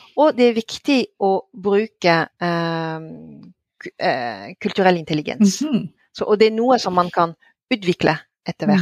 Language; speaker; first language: Norwegian; non-native, fluent; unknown